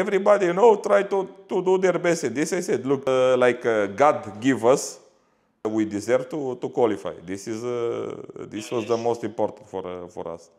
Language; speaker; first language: English; non-native, learner; Bulgarian